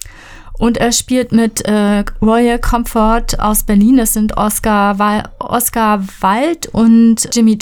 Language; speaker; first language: German; native; German